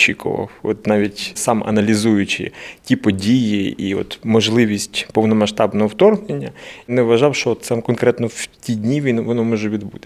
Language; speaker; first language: Ukrainian; native; Ukrainian